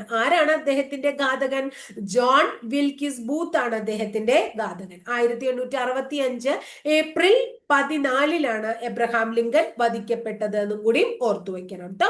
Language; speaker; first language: Malayalam; native; Malayalam